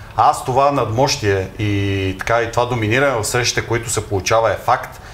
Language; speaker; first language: Bulgarian; native; Bulgarian